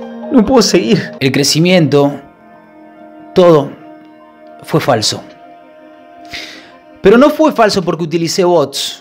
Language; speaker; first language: Spanish; native; Spanish